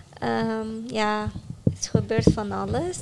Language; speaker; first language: Dutch; non-native, learner; Arabic